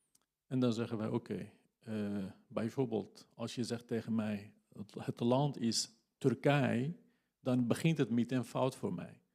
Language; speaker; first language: Dutch; non-native, fluent; Kurdish